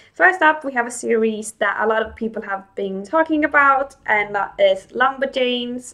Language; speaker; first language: English; non-native, fluent; Swedish